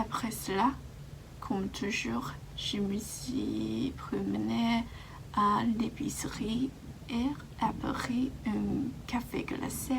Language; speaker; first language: French; non-native, learner; Japanese